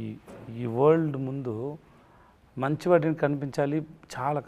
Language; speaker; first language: Telugu; non-native, learner; Tamil